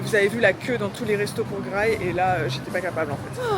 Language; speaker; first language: French; native; French